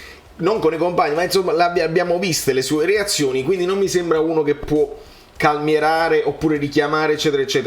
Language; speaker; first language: Italian; native; Italian